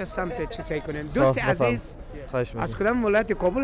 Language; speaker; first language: Persian; native; Persian